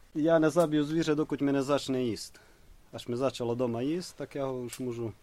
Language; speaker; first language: Czech; non-native, fluent; Rusyn